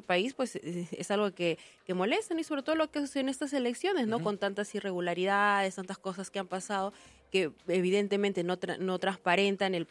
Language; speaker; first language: Spanish; native; Spanish